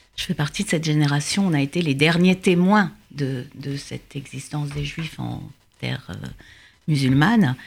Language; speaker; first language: French; native; French